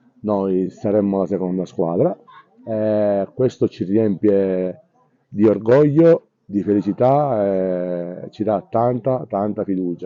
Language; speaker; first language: Italian; native; Italian